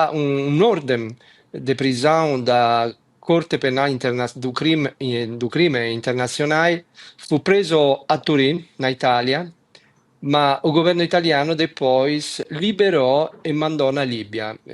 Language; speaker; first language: Portuguese; non-native, fluent; Italian